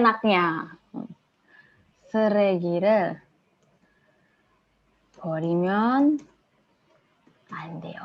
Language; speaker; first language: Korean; non-native, fluent; Indonesian